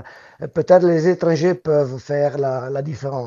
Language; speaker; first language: French; non-native, local second language; Italian